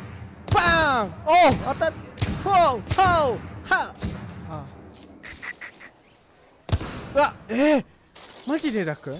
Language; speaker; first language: Japanese; non-native, learner; English